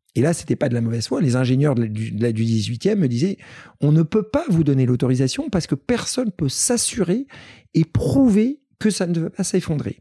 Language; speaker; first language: French; early bilingual, other home language; Greek